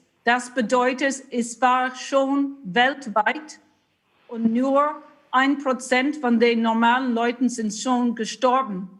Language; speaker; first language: German; non-native, fluent; English